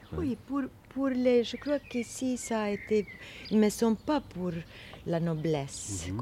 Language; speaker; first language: French; non-native, fluent; Swedish